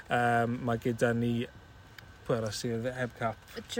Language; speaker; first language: Welsh; native; Welsh